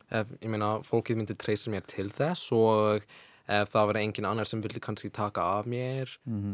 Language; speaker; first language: Icelandic; non-native, fluent; English